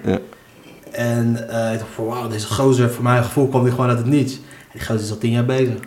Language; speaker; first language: Dutch; early bilingual, other home language; Arabic